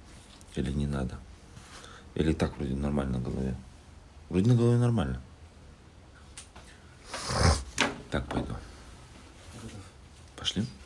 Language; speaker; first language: Russian; native; Russian